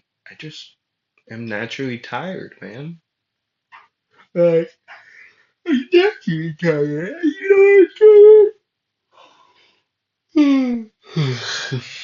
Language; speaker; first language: English; native; English